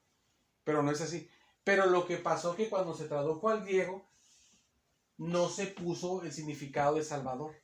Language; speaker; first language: Spanish; native; Spanish